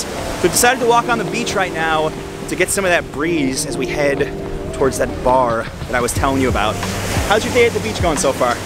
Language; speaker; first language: English; native; English